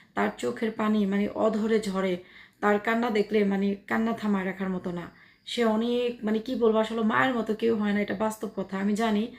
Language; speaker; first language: Bangla; native; Bangla